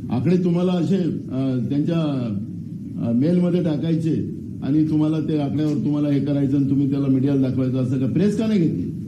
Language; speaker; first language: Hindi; non-native, local second language; Marathi